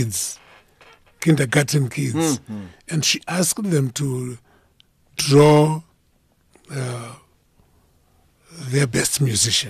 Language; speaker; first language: English; non-native, local second language; Shona